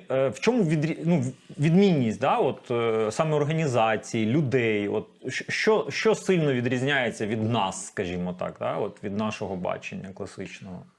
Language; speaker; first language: Ukrainian; native; Ukrainian